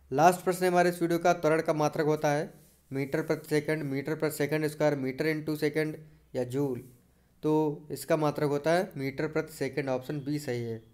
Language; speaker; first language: Hindi; native; Hindi